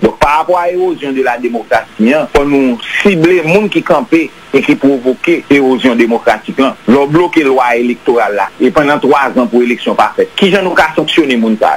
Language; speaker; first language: French; non-native, local second language; Haitian Creole